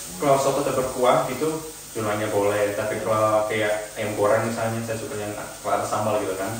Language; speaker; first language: Indonesian; non-native, fluent; Dutch